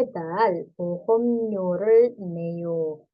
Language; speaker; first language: Korean; non-native, fluent; Indonesian